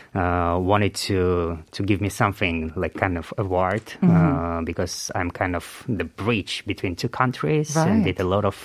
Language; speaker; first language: English; non-native, learner; Uzbek